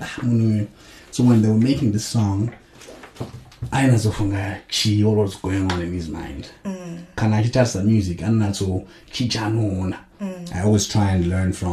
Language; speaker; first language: English; non-native, local second language; Shona